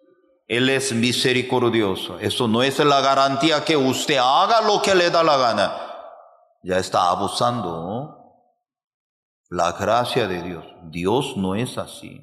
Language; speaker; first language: Spanish; non-native, fluent; Korean